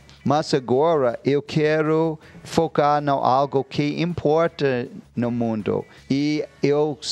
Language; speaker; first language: Portuguese; non-native, fluent; English